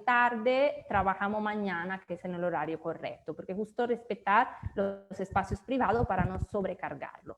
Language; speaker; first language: Spanish; native; Spanish